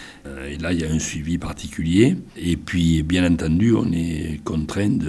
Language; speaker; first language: French; native; French